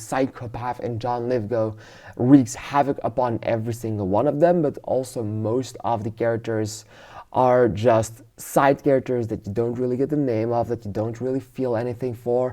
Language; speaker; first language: English; non-native, fluent; Dutch